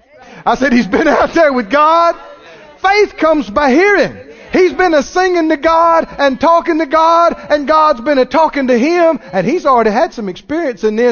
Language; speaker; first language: English; native; English